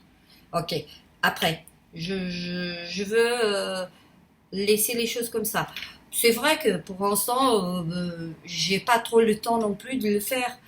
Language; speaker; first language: French; non-native, fluent; Portuguese